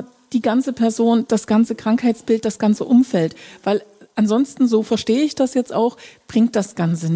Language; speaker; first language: German; native; German